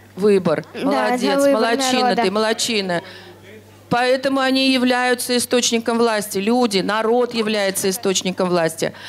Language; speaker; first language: Russian; non-native, local second language; Tatar